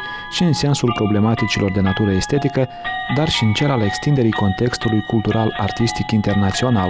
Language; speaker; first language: Romanian; native; Romanian